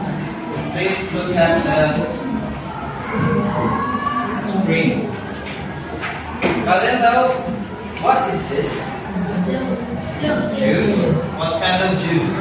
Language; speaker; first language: English; non-native, local second language; Javanese